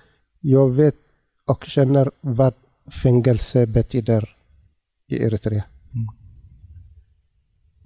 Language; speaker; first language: Swedish; non-native, learner; Tigrinya